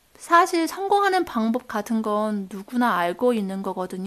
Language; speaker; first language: Korean; non-native, fluent; Chinese